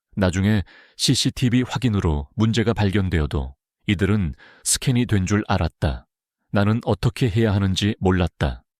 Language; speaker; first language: Korean; non-native, fluent; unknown